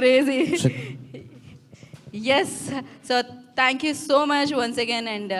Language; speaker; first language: Telugu; native; Telugu